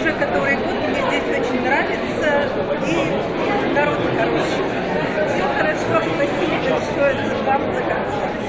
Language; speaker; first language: Russian; non-native, fluent; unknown